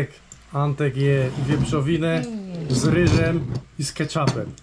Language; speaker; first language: Polish; native; Polish